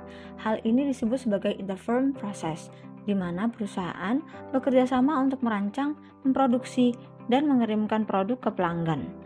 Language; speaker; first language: Indonesian; native; Indonesian